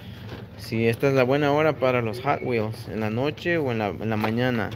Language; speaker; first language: Spanish; early bilingual, heritage; Spanish